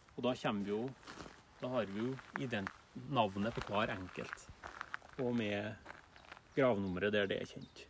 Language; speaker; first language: Norwegian; native; Norwegian